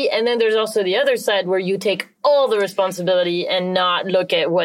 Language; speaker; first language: English; non-native, fluent; French